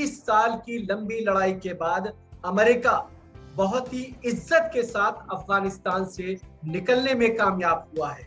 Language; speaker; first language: Hindi; native; Hindi